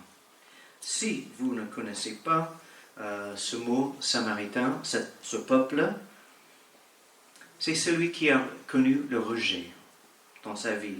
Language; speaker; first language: French; native; French